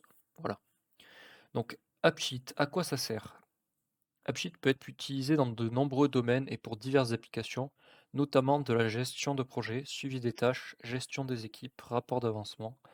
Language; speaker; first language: French; native; French